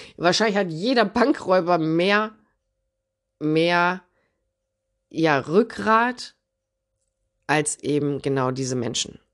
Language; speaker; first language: German; early bilingual, other home language; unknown